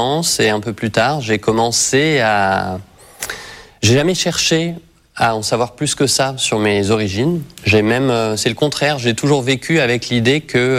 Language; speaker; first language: French; native; French